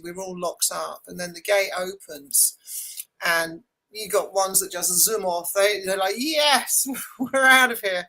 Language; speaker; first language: English; native; English